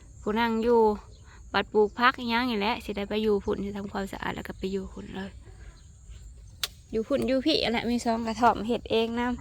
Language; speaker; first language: Thai; non-native, local second language; Northeastern Thai